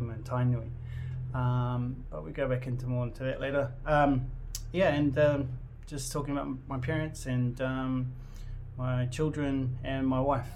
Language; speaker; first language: English; native; English